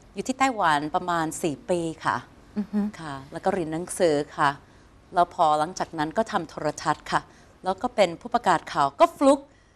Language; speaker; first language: Thai; non-native, fluent; English